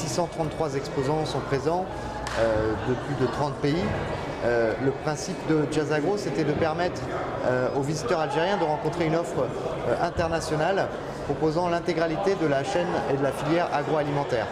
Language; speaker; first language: French; native; French